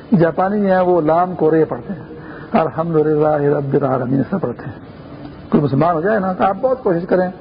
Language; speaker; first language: Urdu; non-native, local second language; Pashto